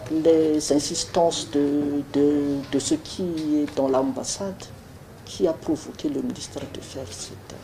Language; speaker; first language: French; non-native, local second language; Malagasy